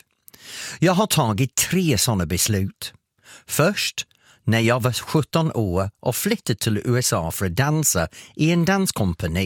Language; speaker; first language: Swedish; non-native, fluent; English